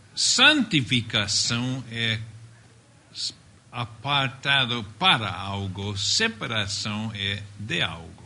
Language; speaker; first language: Spanish; non-native, fluent; Portuguese